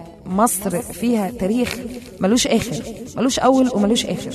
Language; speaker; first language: Arabic; native; Arabic